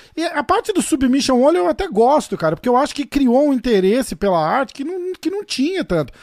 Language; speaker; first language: Portuguese; native; Portuguese